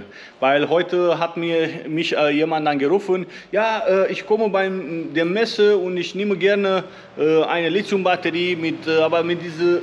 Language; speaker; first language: German; non-native, learner; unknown